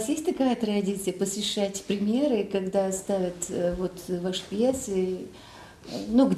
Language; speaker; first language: Russian; non-native, fluent; Bulgarian